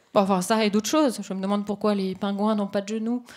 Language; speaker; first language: French; native; French